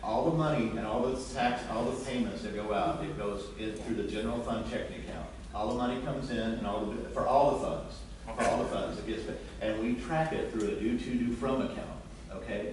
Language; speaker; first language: English; native; English